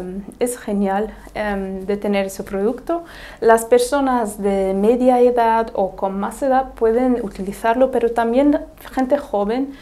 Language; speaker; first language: Spanish; non-native, fluent; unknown